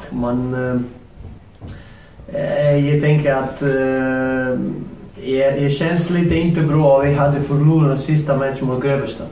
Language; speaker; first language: Swedish; non-native, fluent; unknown